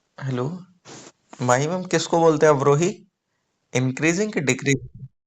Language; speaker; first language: Hindi; native; Hindi